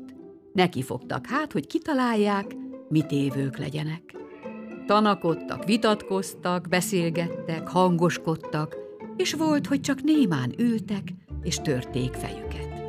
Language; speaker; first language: Hungarian; native; Hungarian